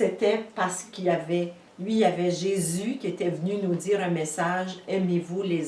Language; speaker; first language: French; native; French